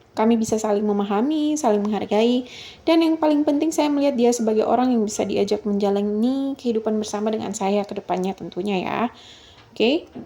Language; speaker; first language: Indonesian; native; Indonesian